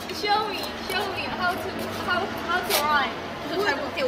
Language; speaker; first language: English; non-native, learner; Korean